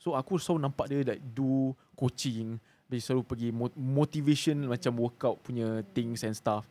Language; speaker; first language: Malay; native; Malay